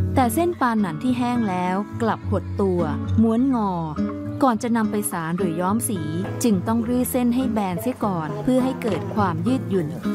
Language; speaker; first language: Thai; native; Thai